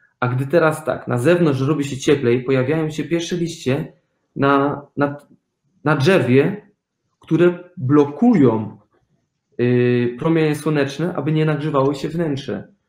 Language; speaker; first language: Polish; early bilingual, heritage; Polish